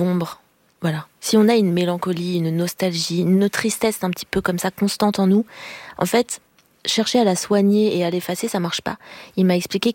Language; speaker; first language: French; native; French